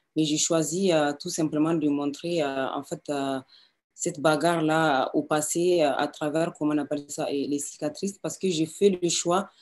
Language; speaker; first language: French; non-native, local second language; Hausa